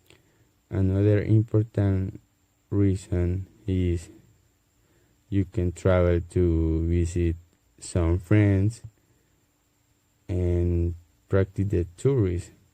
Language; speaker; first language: English; non-native, learner; Spanish